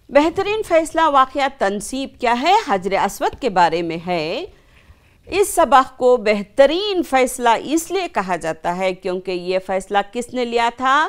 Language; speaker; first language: Urdu; native; Urdu